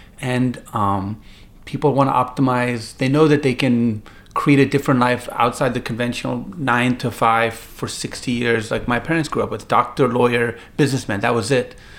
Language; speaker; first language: English; native; English